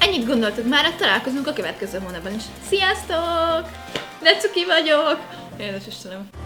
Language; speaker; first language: Hungarian; native; Hungarian